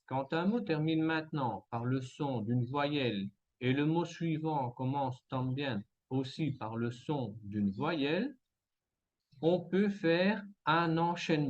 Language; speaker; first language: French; non-native, fluent; Spanish